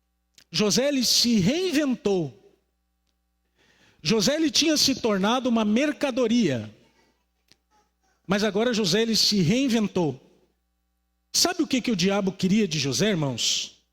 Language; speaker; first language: Portuguese; native; Portuguese